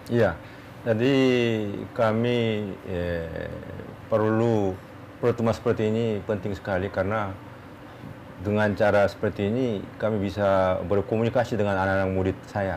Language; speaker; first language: Indonesian; non-native, fluent; Korean